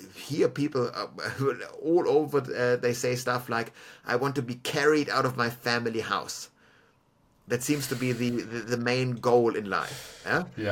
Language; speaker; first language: English; non-native, fluent; German